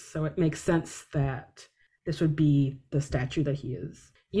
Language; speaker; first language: English; native; English